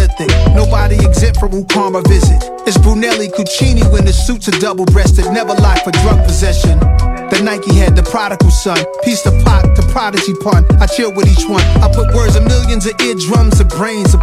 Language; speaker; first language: English; native; English